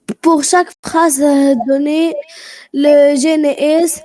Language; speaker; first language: French; non-native, learner; Arabic